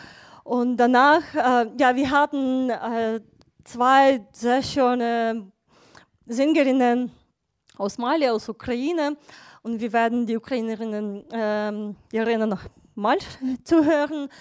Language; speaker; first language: German; non-native, learner; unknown